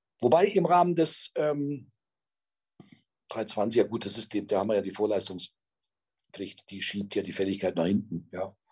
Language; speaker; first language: German; native; German